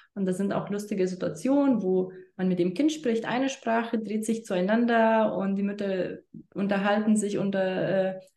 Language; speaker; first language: German; non-native, fluent; Lithuanian